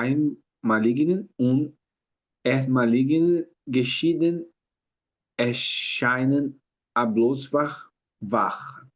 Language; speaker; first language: German; non-native, learner; Portuguese